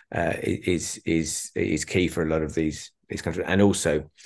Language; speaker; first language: English; native; English